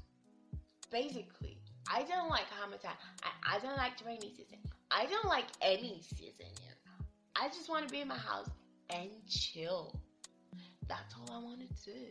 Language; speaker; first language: English; non-native, local second language; Yoruba